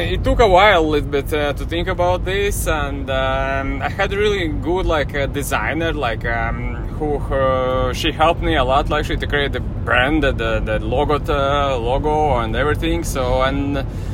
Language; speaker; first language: English; non-native, fluent; Latvian